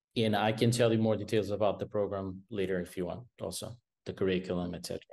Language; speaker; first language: English; non-native, fluent; Portuguese